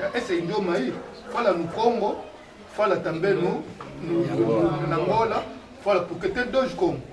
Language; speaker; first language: Portuguese; non-native, learner; Lingala